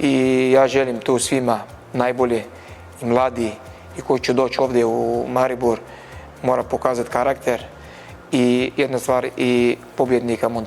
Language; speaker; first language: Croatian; non-native, learner; Arabic